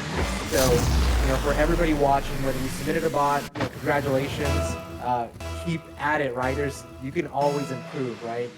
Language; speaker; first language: English; native; English